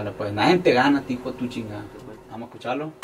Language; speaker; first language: Spanish; native; Spanish